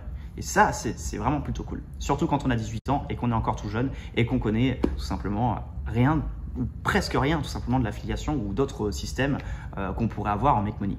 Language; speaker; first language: French; native; French